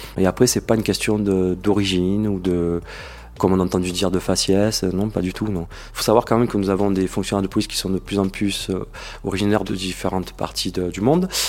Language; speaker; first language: French; native; French